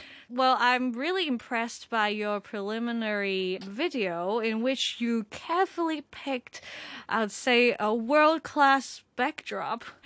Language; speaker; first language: English; non-native, local second language; Cantonese